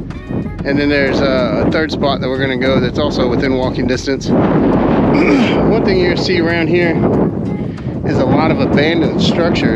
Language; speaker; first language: English; native; English